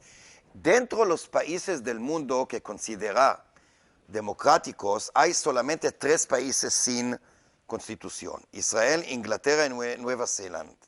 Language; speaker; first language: Spanish; non-native, learner; Hebrew